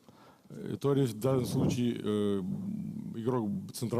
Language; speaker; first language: Russian; native; Russian